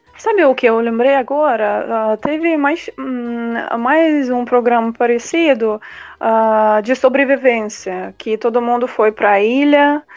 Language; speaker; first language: Portuguese; non-native, fluent; Russian